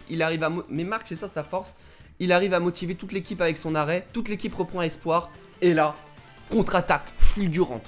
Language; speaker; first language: French; native; French